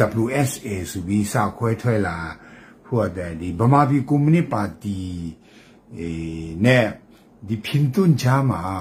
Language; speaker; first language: Burmese; non-native, local second language; Kachin